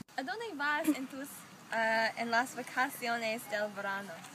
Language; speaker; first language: Spanish; non-native, learner; English